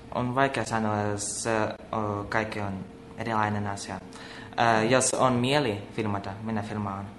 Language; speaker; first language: Finnish; non-native, learner; Russian